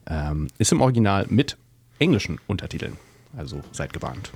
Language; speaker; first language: German; native; German